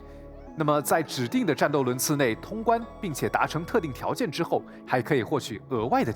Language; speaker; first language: Chinese; native; Chinese